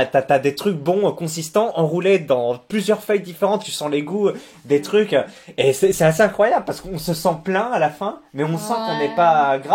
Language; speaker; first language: French; native; French